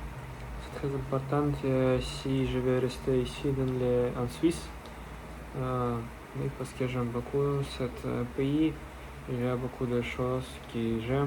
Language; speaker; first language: French; non-native, learner; Russian